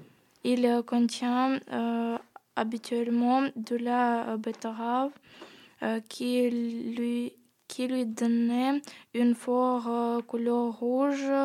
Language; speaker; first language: French; non-native, learner; Ukrainian